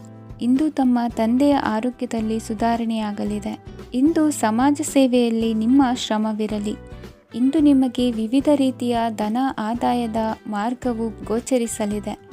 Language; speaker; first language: Kannada; native; Kannada